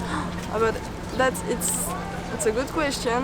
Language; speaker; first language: English; non-native, learner; French